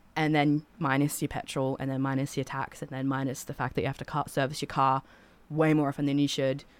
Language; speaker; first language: English; native; English